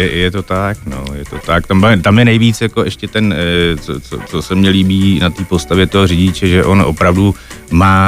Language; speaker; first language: Czech; native; Czech